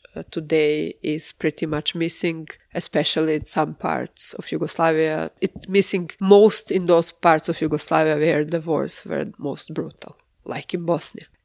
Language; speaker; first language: English; non-native, fluent; Serbian